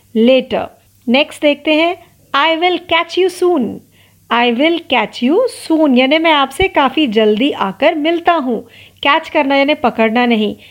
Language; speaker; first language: Hindi; non-native, local second language; Marathi